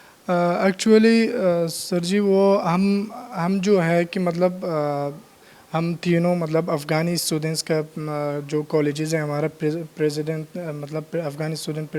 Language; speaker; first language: Hindi; non-native, learner; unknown